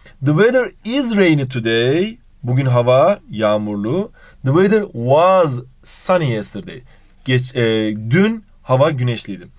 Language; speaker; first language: English; non-native, fluent; Turkish